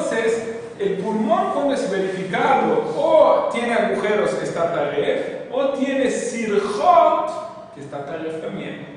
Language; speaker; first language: Spanish; non-native, fluent; Portuguese